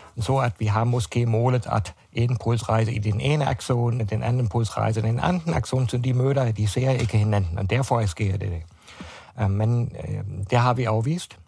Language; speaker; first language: Danish; non-native, fluent; German